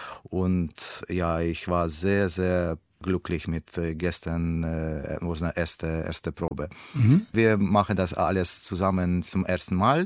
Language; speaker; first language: German; non-native, learner; Russian